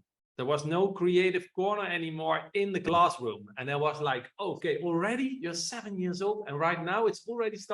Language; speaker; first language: English; non-native, fluent; Dutch